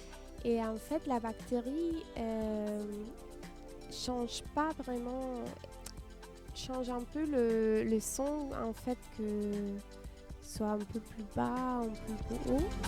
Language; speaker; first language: French; non-native, fluent; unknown